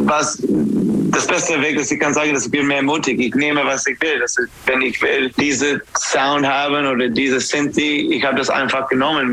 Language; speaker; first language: German; non-native, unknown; English